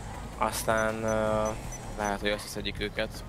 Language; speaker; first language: Hungarian; native; Hungarian